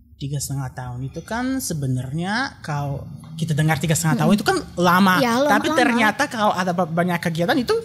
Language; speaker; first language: Indonesian; non-native, fluent; Bulgarian